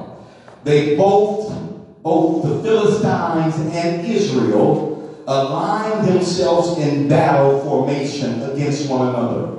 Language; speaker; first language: English; native; English